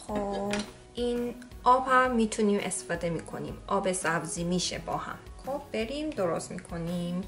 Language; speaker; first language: Persian; non-native, learner; Korean